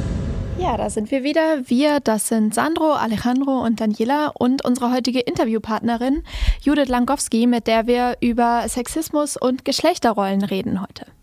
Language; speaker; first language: German; native; German